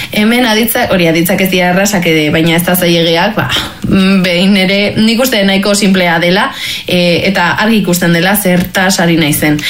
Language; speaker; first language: Basque; non-native, local second language; Spanish